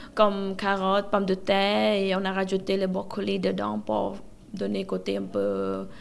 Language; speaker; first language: French; non-native, learner; Thai